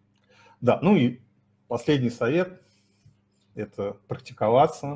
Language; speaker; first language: Russian; native; Russian